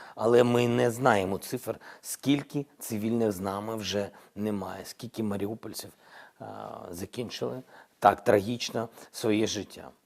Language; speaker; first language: Ukrainian; non-native, local second language; Russian